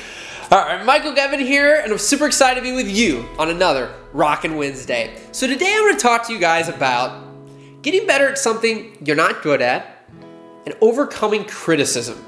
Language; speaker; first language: English; native; English